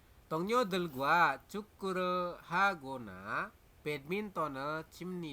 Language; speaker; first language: Korean; non-native, fluent; Indonesian